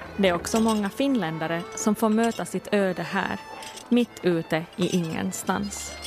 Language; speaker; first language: Swedish; native; Swedish